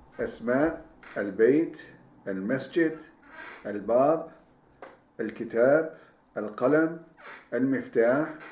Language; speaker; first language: Arabic; non-native, fluent; Turkish